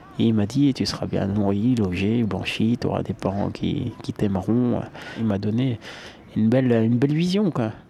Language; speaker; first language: French; early bilingual, other home language; Amharic